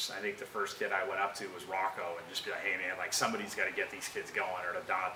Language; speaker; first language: English; native; English